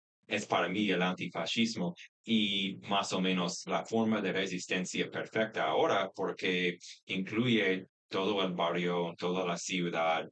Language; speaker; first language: Spanish; non-native, fluent; English